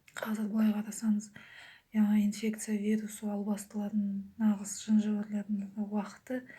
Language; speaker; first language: Kazakh; native; Kazakh